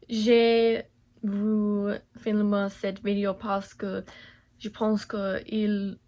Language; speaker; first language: French; non-native, learner; English